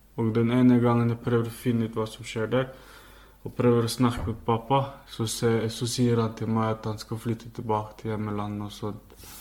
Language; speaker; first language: Norwegian; early bilingual, other home language; Filipino